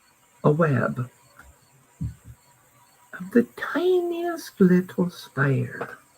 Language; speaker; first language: English; native; English